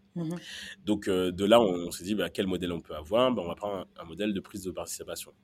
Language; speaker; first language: French; non-native, local second language; Kinyarwanda